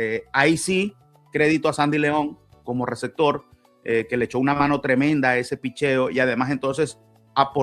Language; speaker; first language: Spanish; native; Spanish